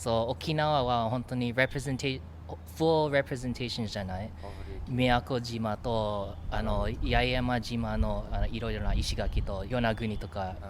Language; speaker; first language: Japanese; early bilingual, heritage; English